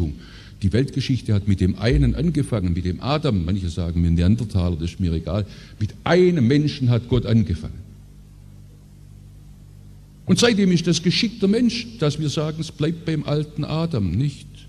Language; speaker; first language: German; native; German